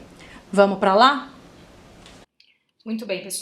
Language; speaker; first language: Portuguese; native; Portuguese